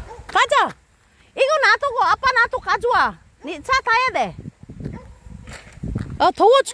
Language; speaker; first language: Korean; non-native, learner; Filipino